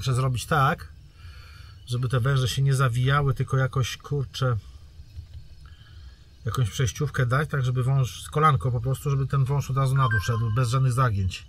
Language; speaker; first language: Polish; native; Polish